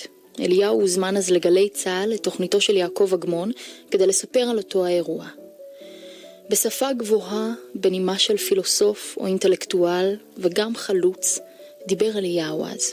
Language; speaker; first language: Hebrew; native; Hebrew